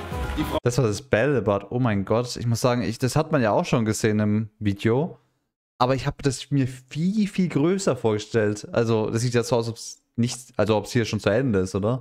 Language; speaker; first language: German; native; German